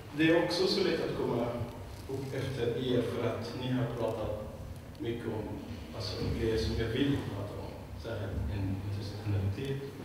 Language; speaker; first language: Swedish; non-native, fluent; Arabic